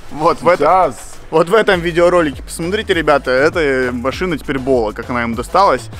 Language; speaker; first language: Russian; native; Russian